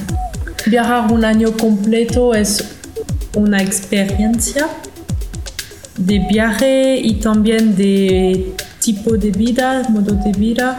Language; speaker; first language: Spanish; non-native, learner; French